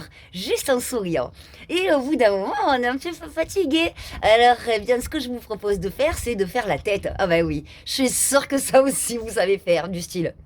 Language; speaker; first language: French; native; French